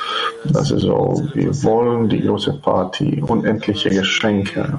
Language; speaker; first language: German; non-native, fluent; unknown